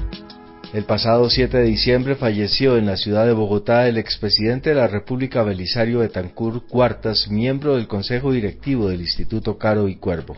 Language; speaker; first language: Spanish; native; Spanish